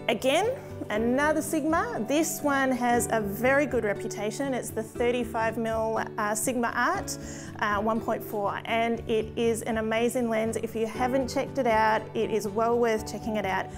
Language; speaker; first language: English; native; English